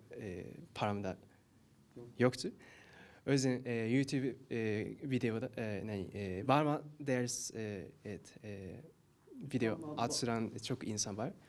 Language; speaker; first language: Turkish; non-native, learner; Japanese